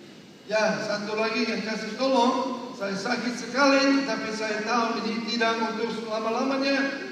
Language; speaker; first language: Indonesian; non-native, learner; English